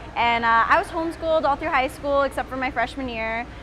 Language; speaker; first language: English; native; English